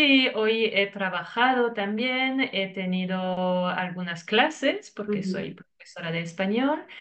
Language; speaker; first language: Spanish; non-native, fluent; French